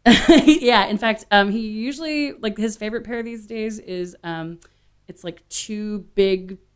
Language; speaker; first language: English; native; English